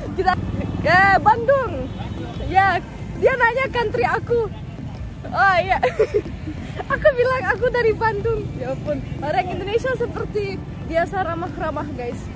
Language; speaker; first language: Indonesian; early bilingual, other home language; Russian